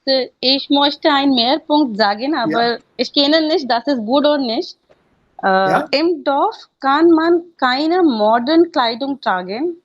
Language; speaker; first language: German; non-native, learner; Hindi